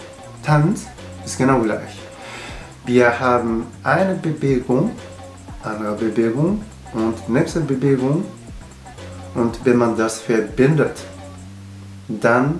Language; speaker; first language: German; non-native, learner; Japanese